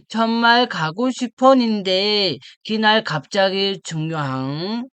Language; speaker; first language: Korean; non-native, fluent; Mongolian